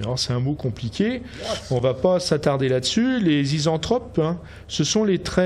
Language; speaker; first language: French; native; French